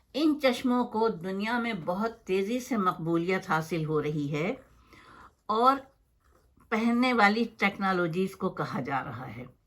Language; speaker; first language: Urdu; native; Urdu